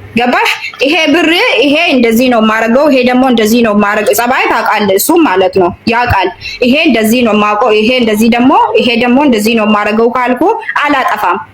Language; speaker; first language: Amharic; non-native, local second language; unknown